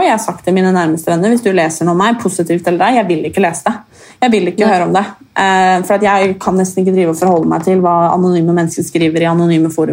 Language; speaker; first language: Norwegian; native; Norwegian